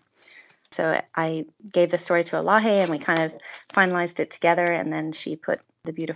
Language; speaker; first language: English; native; English